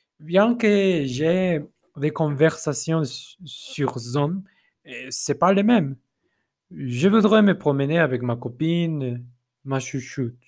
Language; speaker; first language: French; non-native, fluent; Spanish